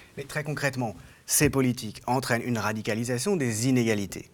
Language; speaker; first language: French; native; French